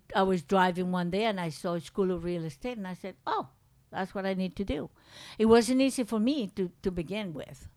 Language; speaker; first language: English; non-native, fluent; Spanish